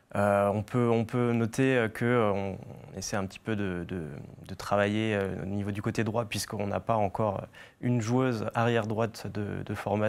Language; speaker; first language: French; native; French